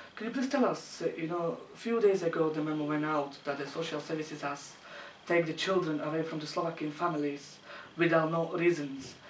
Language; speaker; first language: English; non-native, learner; Slovak